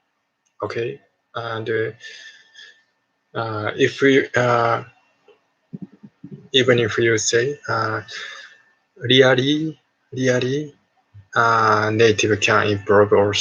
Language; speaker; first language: English; non-native, learner; Japanese